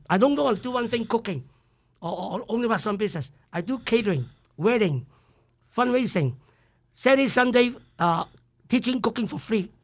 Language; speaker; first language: English; non-native, local second language; Cantonese